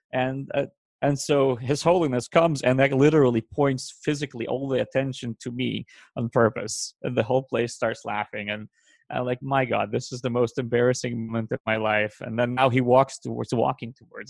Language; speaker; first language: English; non-native, fluent; Hebrew